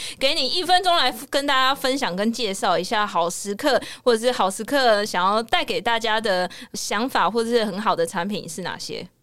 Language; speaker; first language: Chinese; native; Chinese